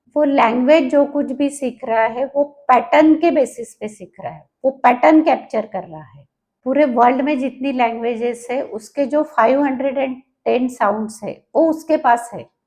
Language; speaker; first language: Hindi; non-native, local second language; Marathi